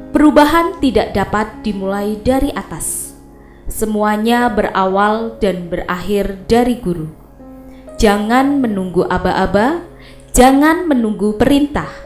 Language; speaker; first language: Indonesian; non-native, local second language; Javanese